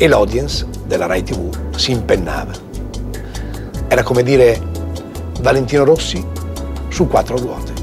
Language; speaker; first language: Italian; native; Italian